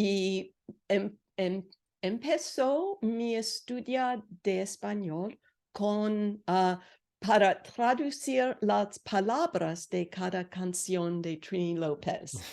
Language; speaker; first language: Spanish; non-native, learner; English